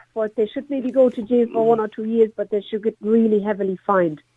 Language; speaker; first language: English; non-native, fluent; German